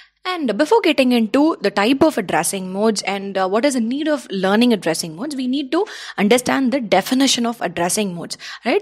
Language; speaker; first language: English; non-native, local second language; Tamil